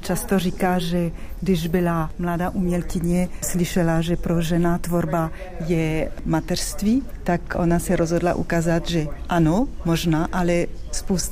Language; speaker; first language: Czech; non-native, fluent; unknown